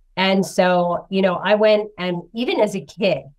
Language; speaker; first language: English; native; English